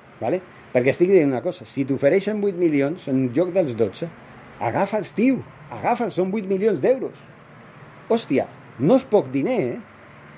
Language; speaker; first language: Catalan; non-native, local second language; Spanish